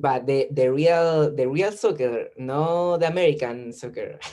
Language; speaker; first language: English; non-native, learner; Spanish